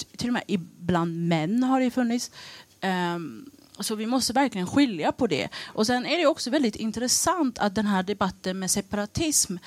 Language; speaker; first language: Swedish; early bilingual, other home language; Tigrinya